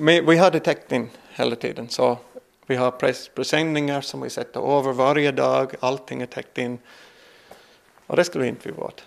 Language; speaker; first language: Swedish; non-native, learner; English